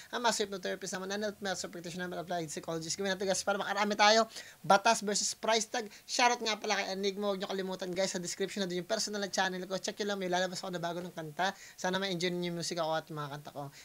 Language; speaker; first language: Filipino; native; Filipino